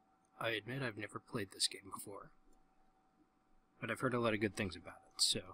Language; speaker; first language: English; native; English